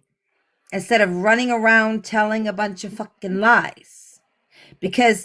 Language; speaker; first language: English; native; English